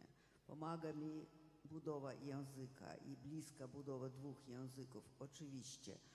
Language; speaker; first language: Polish; non-native, fluent; Russian